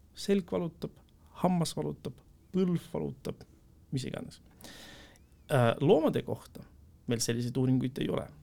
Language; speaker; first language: Estonian; non-native, local second language; Russian